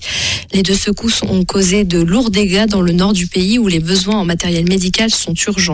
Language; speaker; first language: French; native; French